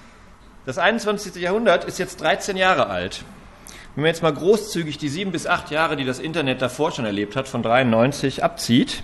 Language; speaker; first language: German; native; German